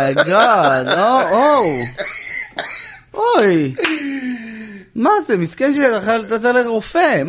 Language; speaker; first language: Hebrew; native; Hebrew